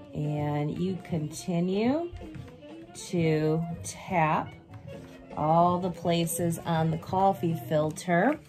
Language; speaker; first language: English; native; English